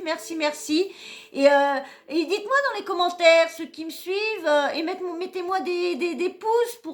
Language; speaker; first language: French; native; French